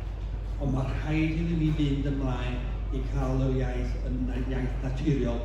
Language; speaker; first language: Welsh; native; Welsh